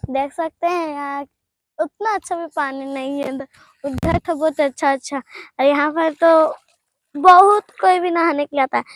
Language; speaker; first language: Hindi; non-native, local second language; Bangla